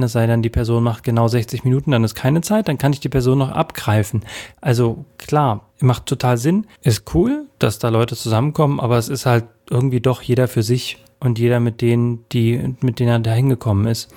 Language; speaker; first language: German; native; German